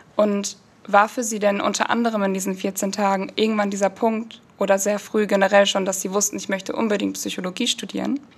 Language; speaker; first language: German; early bilingual, other home language; Turkish